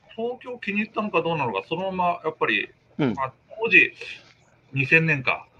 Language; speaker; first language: Japanese; native; Japanese